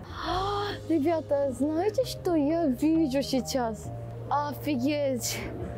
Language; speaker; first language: Russian; non-native, fluent; Korean